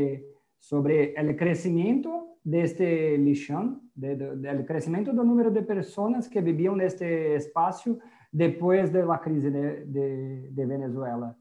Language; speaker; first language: Portuguese; non-native, fluent; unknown